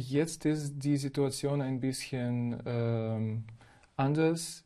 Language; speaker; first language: German; non-native, fluent; Ukrainian